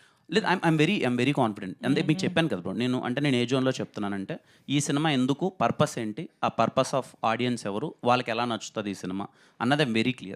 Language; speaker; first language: Telugu; native; Telugu